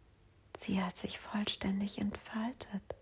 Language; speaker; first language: German; native; German